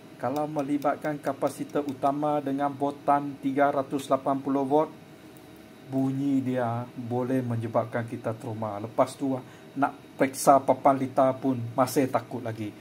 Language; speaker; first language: Malay; non-native, local second language; Chinese